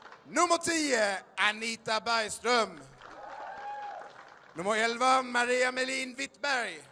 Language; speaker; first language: Swedish; native; Swedish